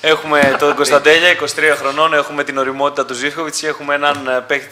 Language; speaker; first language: Greek; native; Greek